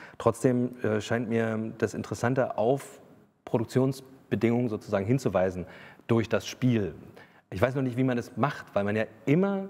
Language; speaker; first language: German; native; German